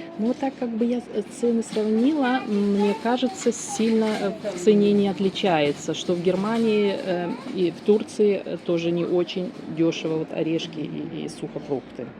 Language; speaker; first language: Russian; native; Russian